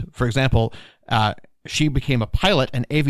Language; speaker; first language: English; native; English